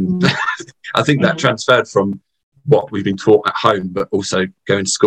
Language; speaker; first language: English; native; English